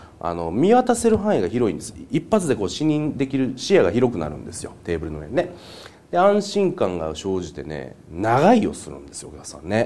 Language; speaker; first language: Japanese; native; Japanese